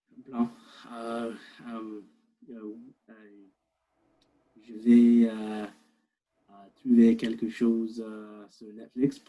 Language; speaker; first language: French; non-native, learner; English